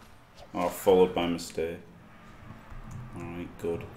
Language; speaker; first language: English; native; English